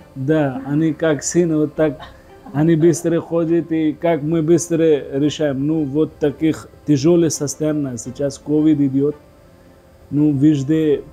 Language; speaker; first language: Russian; non-native, learner; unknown